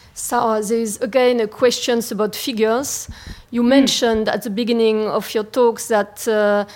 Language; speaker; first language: English; non-native, fluent; French